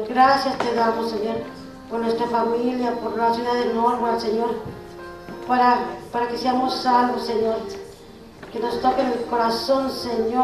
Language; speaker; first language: Spanish; native; Spanish